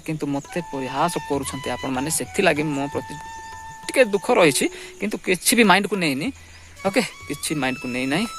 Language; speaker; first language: Odia; non-native, local second language; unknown